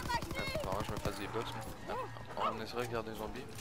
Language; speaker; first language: French; native; French